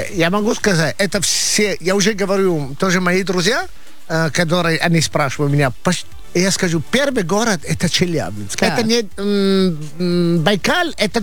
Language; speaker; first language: Russian; non-native, fluent; Italian